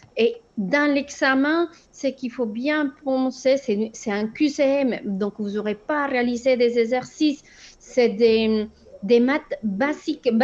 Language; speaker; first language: French; non-native, fluent; Spanish